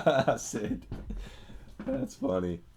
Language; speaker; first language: English; native; English